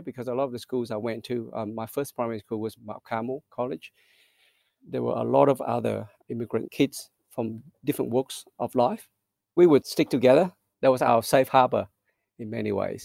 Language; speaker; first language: English; early bilingual, other home language; Vietnamese